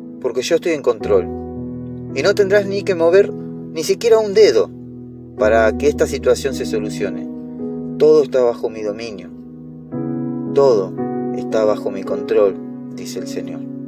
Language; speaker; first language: Spanish; native; Spanish